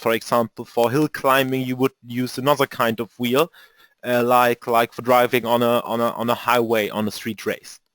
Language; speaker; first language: English; non-native, fluent; German